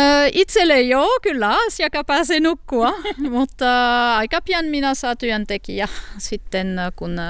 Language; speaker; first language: Finnish; non-native, learner; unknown